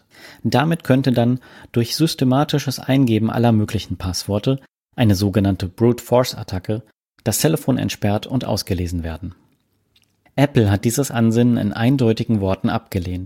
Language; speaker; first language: German; native; German